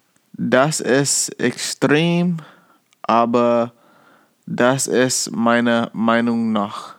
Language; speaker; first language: German; non-native, learner; English